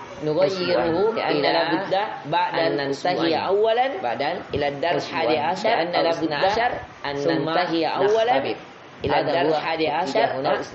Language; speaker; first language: Arabic; non-native, fluent; Indonesian